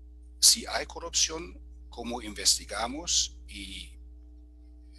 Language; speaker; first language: Spanish; non-native, fluent; German